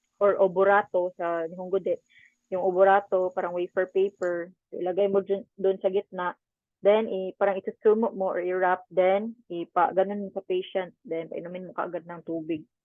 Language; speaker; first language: Filipino; non-native, local second language; Cebuano